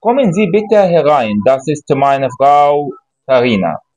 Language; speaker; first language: German; non-native, fluent; Arabic